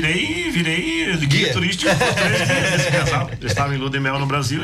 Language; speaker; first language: Portuguese; non-native, local second language; German